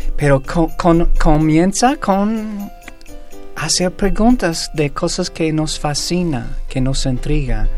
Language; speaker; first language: Spanish; non-native, fluent; English